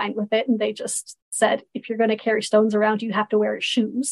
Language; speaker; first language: English; native; English